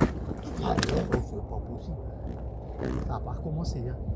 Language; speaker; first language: French; native; French